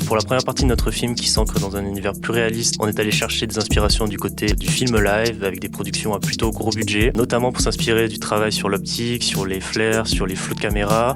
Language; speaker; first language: French; native; French